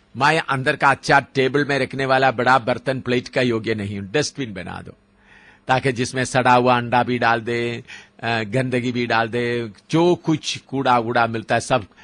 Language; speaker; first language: Hindi; non-native, local second language; Malayalam